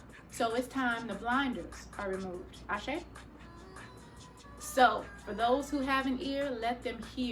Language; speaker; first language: English; native; English